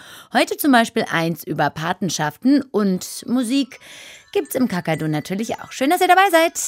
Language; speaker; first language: German; native; German